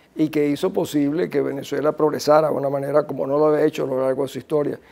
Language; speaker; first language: Spanish; native; Spanish